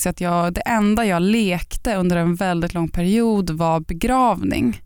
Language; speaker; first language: Swedish; native; Swedish